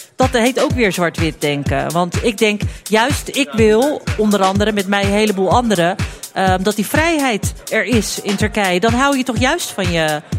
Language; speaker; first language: Dutch; early bilingual, other home language; Turkish